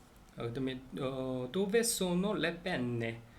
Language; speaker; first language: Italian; non-native, learner; Korean